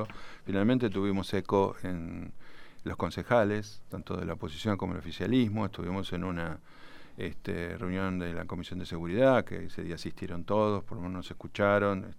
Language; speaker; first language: Spanish; native; Spanish